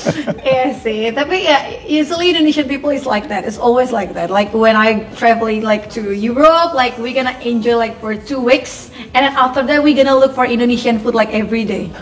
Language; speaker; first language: English; non-native, fluent; Indonesian